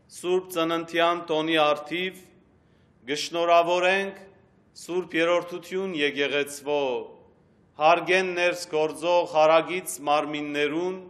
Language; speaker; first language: Armenian; early bilingual, heritage; Armenian